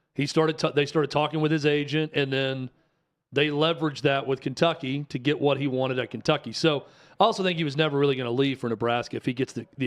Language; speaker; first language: English; native; English